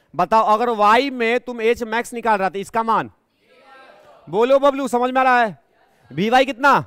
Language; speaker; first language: Hindi; native; Hindi